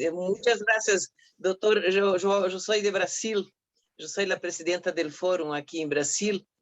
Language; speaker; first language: Spanish; non-native, fluent; Portuguese